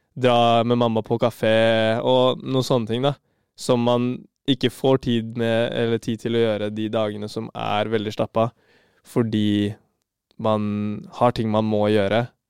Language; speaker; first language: Norwegian; native; Norwegian